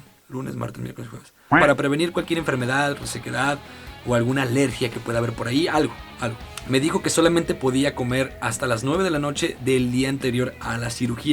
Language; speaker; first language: Spanish; native; Spanish